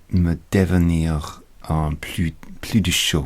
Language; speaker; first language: French; non-native, learner; English